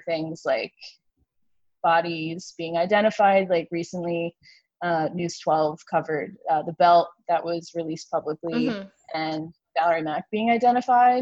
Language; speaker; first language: English; native; English